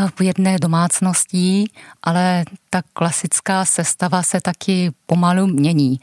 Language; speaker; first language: Czech; non-native, fluent; Japanese